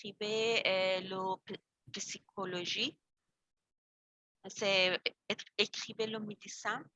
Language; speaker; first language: French; non-native, learner; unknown